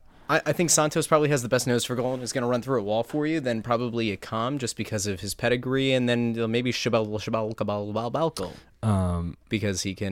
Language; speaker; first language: English; native; English